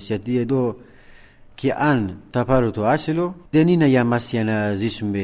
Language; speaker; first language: Greek; non-native, learner; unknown